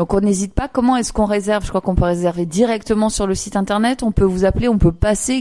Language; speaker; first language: French; native; French